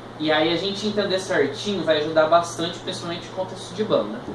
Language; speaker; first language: Portuguese; native; Portuguese